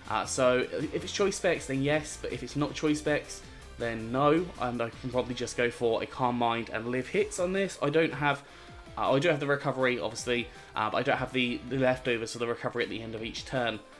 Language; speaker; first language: English; native; English